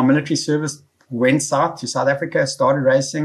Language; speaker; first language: English; native; English